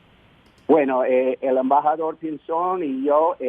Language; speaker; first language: Spanish; non-native, fluent; English